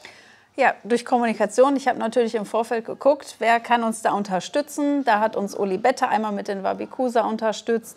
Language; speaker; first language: German; native; German